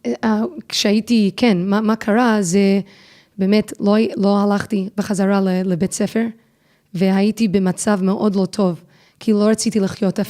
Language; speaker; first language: Hebrew; non-native, fluent; English